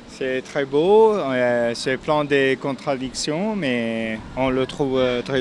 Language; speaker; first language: French; non-native, fluent; Italian